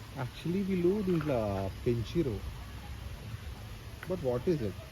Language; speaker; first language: Telugu; native; Telugu